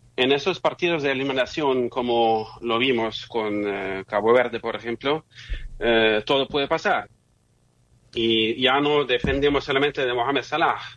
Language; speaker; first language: Spanish; non-native, fluent; German